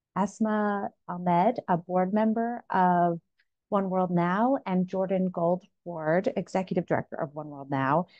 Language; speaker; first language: English; native; English